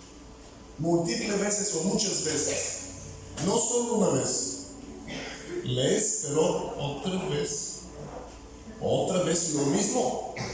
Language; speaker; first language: Spanish; non-native, fluent; Bulgarian